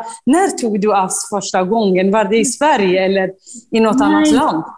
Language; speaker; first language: Swedish; non-native, fluent; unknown